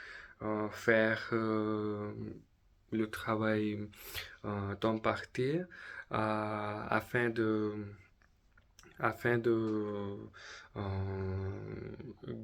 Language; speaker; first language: French; non-native, learner; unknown